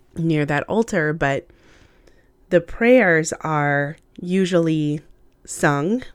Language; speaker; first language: English; early bilingual, other home language; Hindi